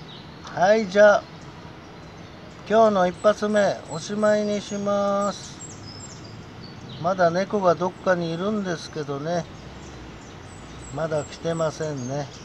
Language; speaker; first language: Japanese; native; Japanese